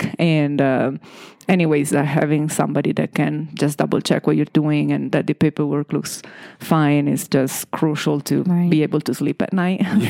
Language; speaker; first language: English; non-native, fluent; Italian